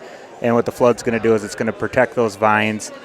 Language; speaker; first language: English; native; English